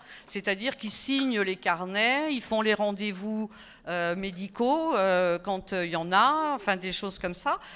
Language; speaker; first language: French; native; French